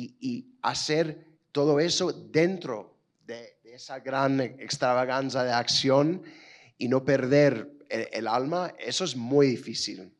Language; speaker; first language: Spanish; non-native, fluent; English